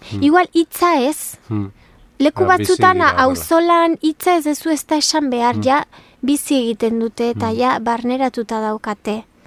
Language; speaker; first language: Basque; native; Basque